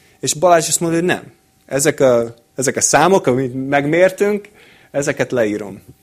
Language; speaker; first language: Hungarian; non-native, fluent; English